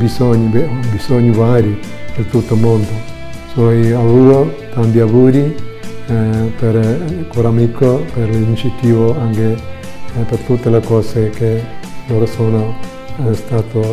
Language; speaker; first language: Italian; non-native, fluent; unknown